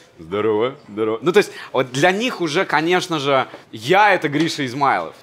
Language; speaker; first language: Russian; native; Russian